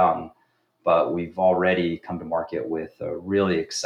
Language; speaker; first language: English; native; English